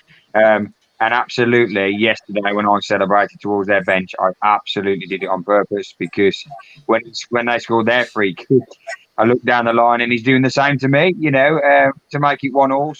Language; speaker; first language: English; native; English